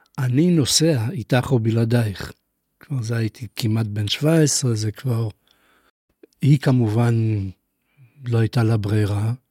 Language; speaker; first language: Hebrew; non-native, fluent; Polish